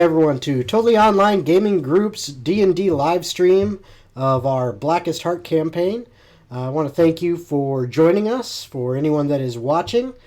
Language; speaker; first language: English; native; English